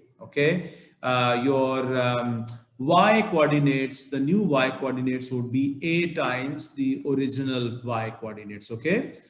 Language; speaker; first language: English; non-native, local second language; Urdu